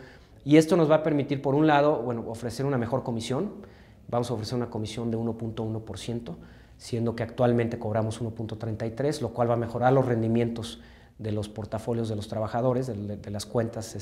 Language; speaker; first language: Spanish; native; Spanish